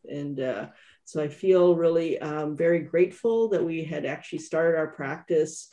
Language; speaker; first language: English; native; English